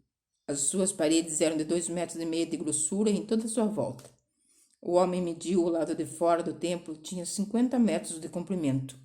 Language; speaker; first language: Portuguese; native; Portuguese